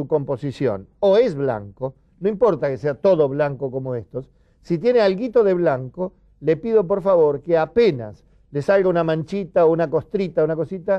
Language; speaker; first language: Spanish; native; Spanish